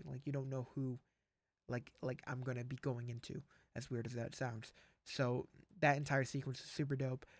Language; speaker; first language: English; native; English